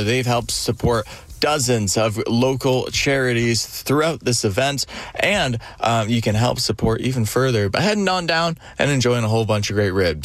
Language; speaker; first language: English; native; English